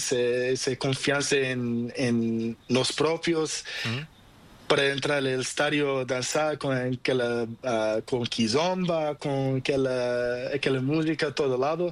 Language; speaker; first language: Spanish; non-native, fluent; Portuguese